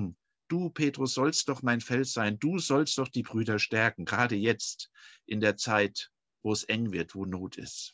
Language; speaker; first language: German; native; German